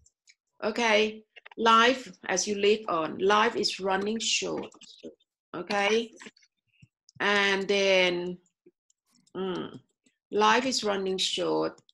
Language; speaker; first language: English; non-native, fluent; Thai